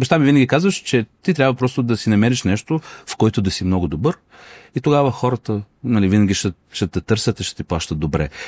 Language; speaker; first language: Bulgarian; non-native, fluent; Russian